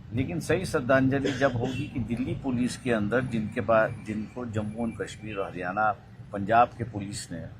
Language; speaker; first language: Hindi; non-native, local second language; Marathi